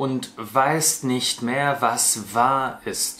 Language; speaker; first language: German; non-native, fluent; Russian